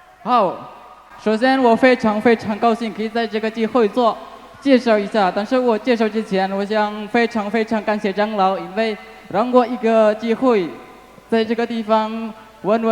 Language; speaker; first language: Chinese; non-native, fluent; Indonesian